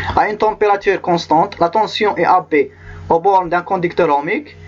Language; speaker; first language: French; non-native, local second language; Arabic